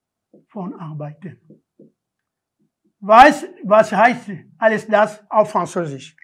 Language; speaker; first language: German; non-native, learner; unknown